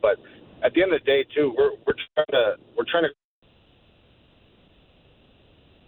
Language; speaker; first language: English; native; English